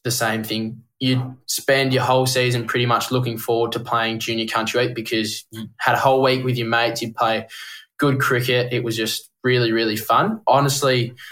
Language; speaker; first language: English; native; English